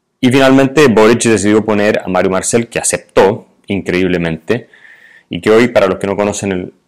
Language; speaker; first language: Spanish; native; Spanish